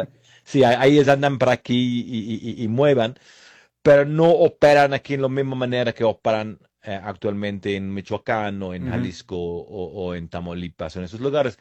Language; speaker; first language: Spanish; non-native, fluent; English